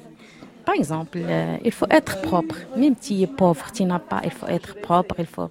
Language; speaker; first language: French; non-native, learner; Arabic